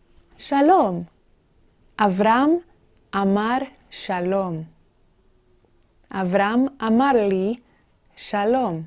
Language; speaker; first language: Hebrew; non-native, fluent; English